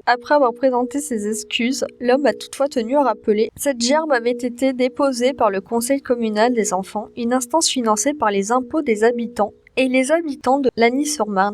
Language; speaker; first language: French; native; French